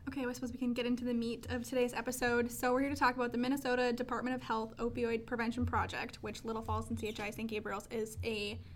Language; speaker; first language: English; native; English